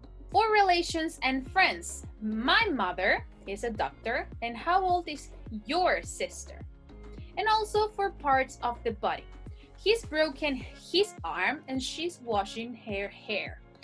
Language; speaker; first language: English; non-native, fluent; Spanish